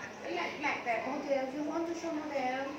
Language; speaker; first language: English; non-native, learner; Thai